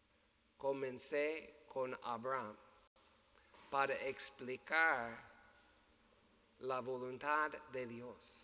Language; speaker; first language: Spanish; non-native, learner; English